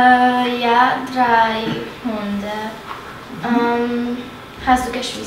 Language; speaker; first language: German; non-native, learner; Hungarian